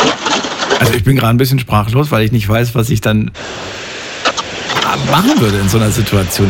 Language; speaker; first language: German; native; German